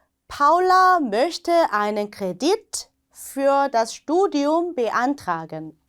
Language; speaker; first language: German; non-native, fluent; Korean